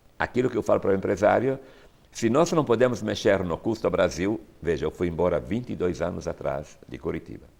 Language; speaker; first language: Portuguese; non-native, fluent; Italian